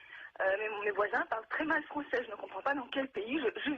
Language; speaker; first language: French; non-native, fluent; Russian